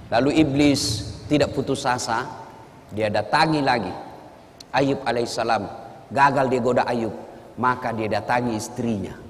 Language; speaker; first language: Indonesian; non-native, local second language; Buginese